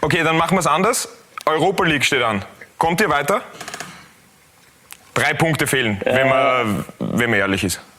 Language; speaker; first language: German; native; German